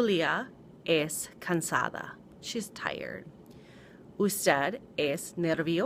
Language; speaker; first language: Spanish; non-native, fluent; English